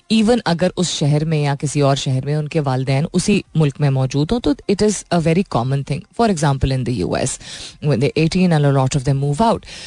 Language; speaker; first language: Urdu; native; Urdu